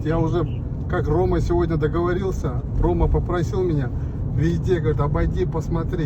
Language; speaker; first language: Russian; non-native, local second language; Kyrgyz